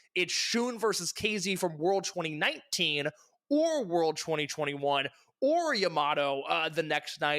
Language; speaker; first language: English; native; English